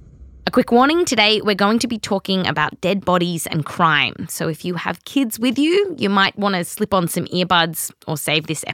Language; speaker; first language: English; native; English